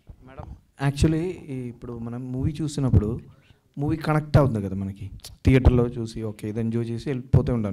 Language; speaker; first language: Telugu; non-native, learner; Malayalam